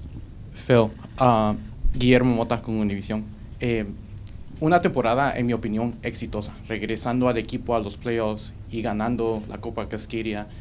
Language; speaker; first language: Spanish; native; Spanish